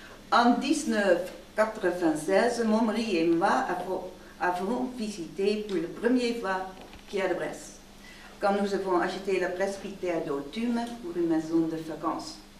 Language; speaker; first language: French; non-native, fluent; Dutch